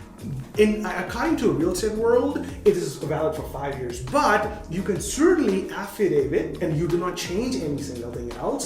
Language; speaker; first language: English; non-native, fluent; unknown